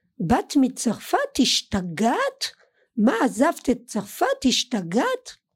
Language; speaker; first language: Hebrew; non-native, fluent; French